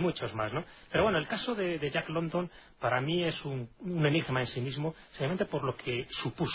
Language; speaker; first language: Spanish; native; Spanish